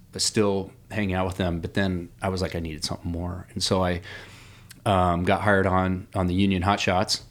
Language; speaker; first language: English; native; English